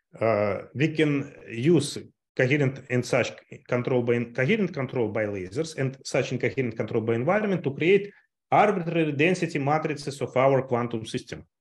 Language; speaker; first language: English; non-native, fluent; Russian